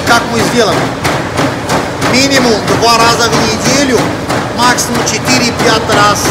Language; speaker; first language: Russian; non-native, learner; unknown